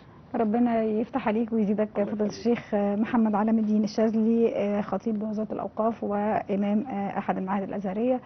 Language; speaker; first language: Arabic; native; Arabic